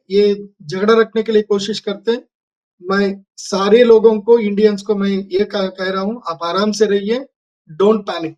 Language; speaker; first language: Hindi; non-native, local second language; Telugu